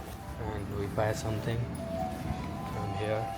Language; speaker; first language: English; non-native, local second language; Urdu